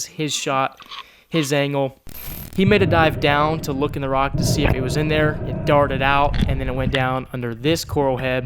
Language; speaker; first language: English; native; English